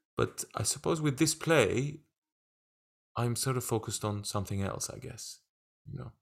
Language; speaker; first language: English; non-native, fluent; Turkish